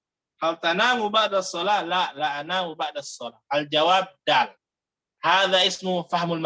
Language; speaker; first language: Arabic; non-native, fluent; Indonesian